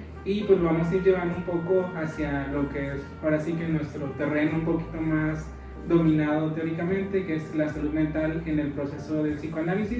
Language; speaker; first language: Spanish; native; Spanish